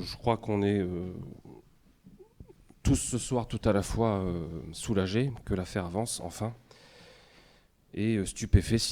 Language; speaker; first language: French; native; French